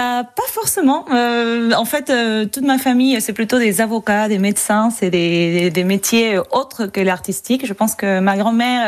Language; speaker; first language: French; non-native, fluent; Spanish